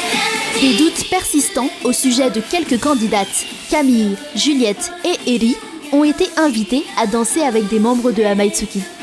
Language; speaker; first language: French; native; French